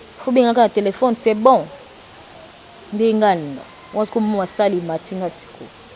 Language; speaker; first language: Lingala; non-native, local second language; Kongo